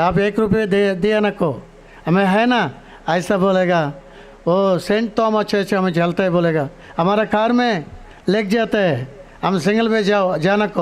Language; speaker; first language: Hindi; non-native, local second language; Telugu